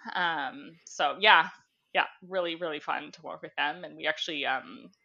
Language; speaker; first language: English; native; English